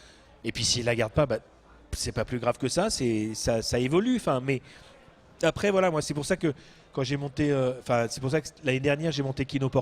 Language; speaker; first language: French; native; French